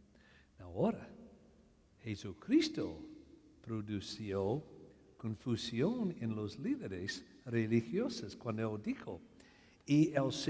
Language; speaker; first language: Spanish; non-native, learner; English